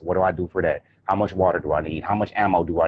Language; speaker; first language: English; native; English